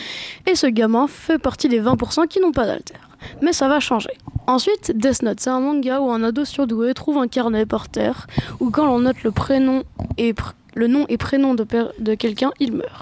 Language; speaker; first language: French; native; French